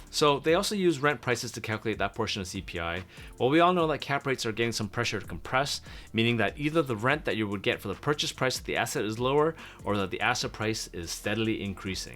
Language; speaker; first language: English; native; English